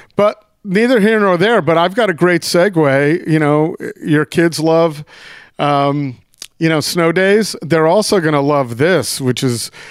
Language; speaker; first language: English; native; English